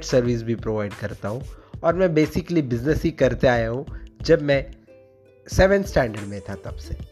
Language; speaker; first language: Hindi; non-native, local second language; Marathi